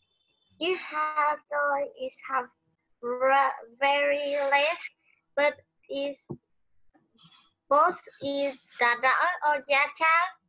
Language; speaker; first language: English; non-native, learner; Vietnamese